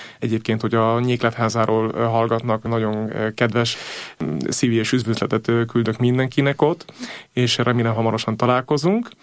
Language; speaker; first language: Hungarian; non-native, fluent; Spanish